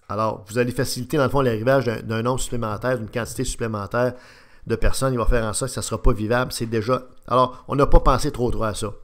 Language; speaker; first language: French; native; French